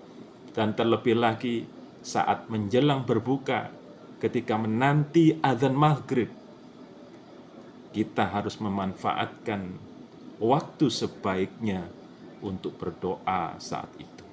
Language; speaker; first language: Indonesian; native; Indonesian